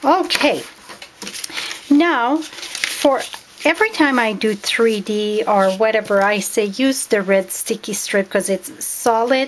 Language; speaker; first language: English; non-native, fluent; French